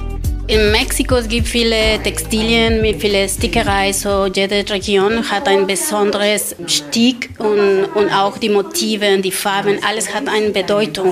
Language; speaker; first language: German; non-native, learner; Spanish